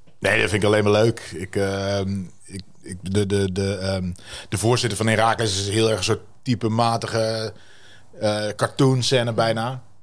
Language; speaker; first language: Dutch; native; Dutch